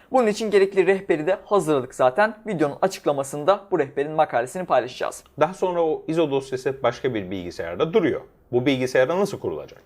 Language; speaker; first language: Turkish; native; Turkish